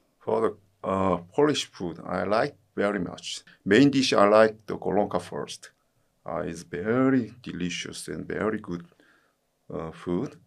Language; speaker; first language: English; non-native, learner; Korean